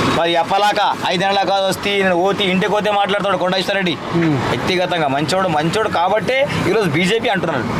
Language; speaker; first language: Telugu; non-native, local second language; Urdu